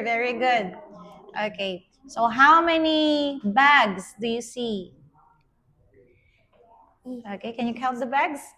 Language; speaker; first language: English; non-native, fluent; Vietnamese